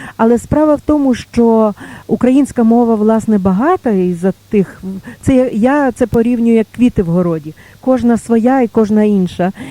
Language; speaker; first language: Ukrainian; native; Ukrainian